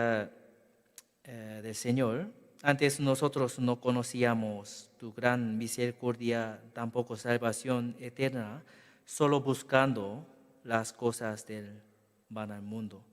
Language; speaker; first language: Spanish; non-native, learner; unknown